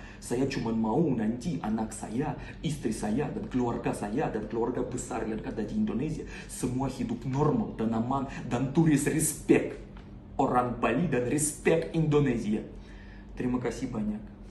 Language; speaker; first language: Indonesian; non-native, learner; Russian